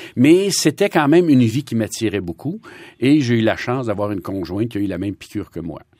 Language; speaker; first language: French; native; French